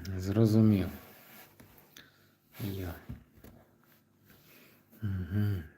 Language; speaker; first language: Polish; non-native, learner; Ukrainian